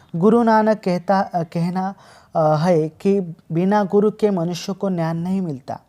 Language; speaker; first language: Hindi; non-native, local second language; Marathi